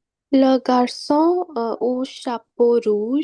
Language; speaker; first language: French; non-native, learner; Hindi